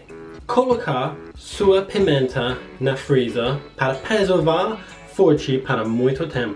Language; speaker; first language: Portuguese; non-native, learner; English